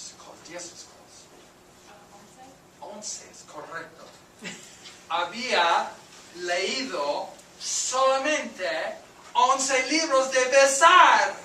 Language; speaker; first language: Spanish; non-native, fluent; English